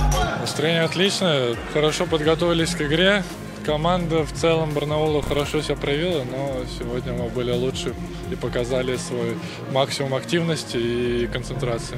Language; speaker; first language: Russian; native; Russian